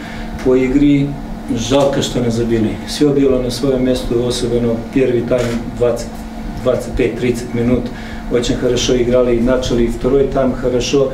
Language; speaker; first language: Russian; non-native, learner; Serbian